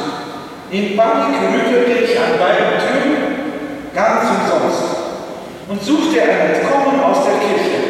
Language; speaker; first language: German; native; German